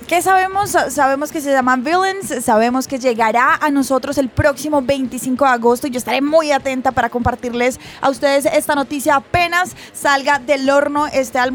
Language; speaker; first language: Spanish; native; Spanish